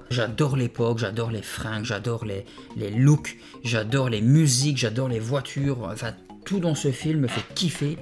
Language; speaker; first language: French; native; French